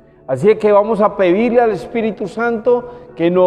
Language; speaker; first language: Spanish; native; Spanish